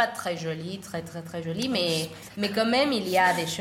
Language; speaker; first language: French; non-native, learner; Spanish